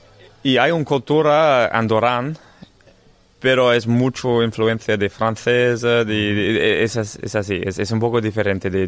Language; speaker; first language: Spanish; non-native, learner; English